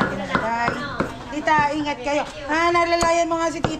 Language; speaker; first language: Filipino; native; Filipino